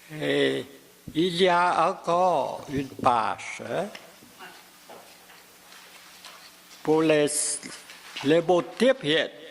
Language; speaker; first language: French; non-native, fluent; Vietnamese